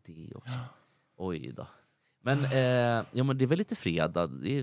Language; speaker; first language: Swedish; native; Swedish